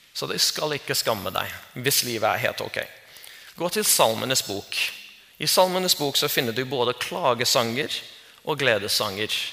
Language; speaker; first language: Norwegian; non-native, fluent; English